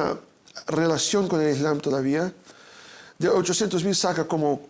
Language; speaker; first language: Spanish; non-native, fluent; Portuguese